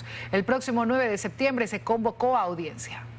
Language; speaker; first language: Spanish; native; Spanish